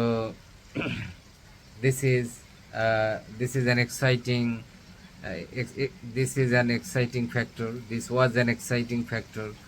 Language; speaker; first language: English; non-native, learner; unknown